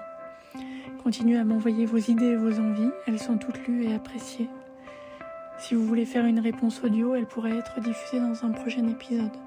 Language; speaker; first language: French; native; French